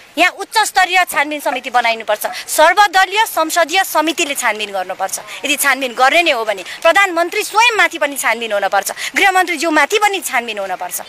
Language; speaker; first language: Nepali; native; Nepali